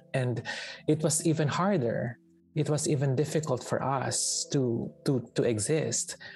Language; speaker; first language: English; non-native, local second language; Filipino